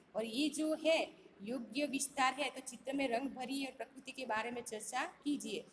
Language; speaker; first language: Hindi; non-native, local second language; Gujarati